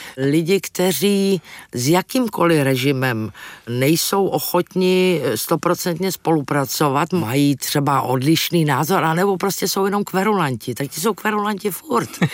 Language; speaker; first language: Czech; native; Czech